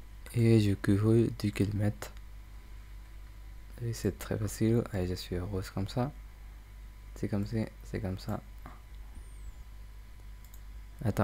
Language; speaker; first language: French; non-native, learner; English